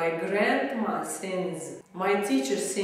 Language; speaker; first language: English; non-native, learner; Russian